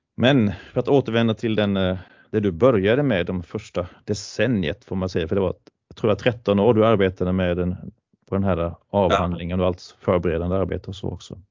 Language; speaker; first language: Swedish; native; Swedish